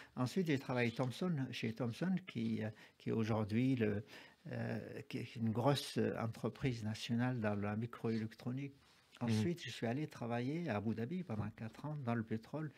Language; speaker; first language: French; non-native, fluent; Arabic